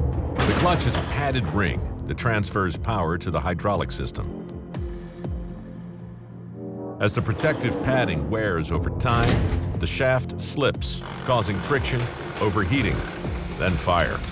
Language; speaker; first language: English; native; English